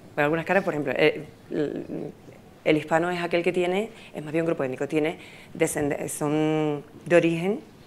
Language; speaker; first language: Spanish; native; Spanish